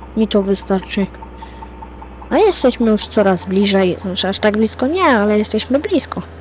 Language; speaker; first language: Polish; native; Polish